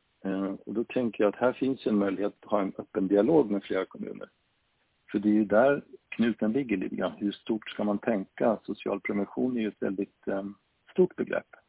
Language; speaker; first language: Swedish; native; Swedish